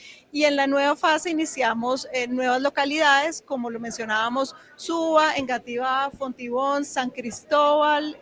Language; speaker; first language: Spanish; native; Spanish